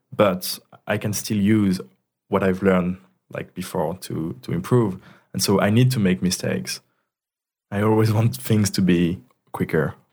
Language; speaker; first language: English; non-native, fluent; French